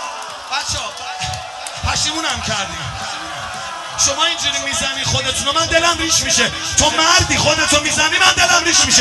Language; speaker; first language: Persian; native; Persian